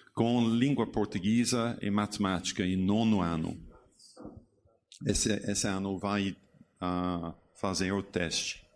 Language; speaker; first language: Portuguese; non-native, learner; English